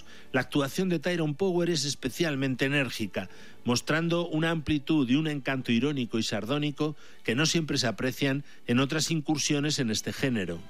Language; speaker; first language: Spanish; native; Spanish